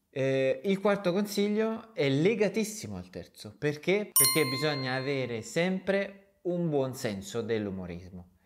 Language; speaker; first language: Italian; native; Italian